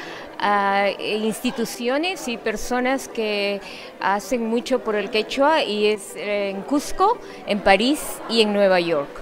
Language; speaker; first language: Spanish; non-native, fluent; Quechua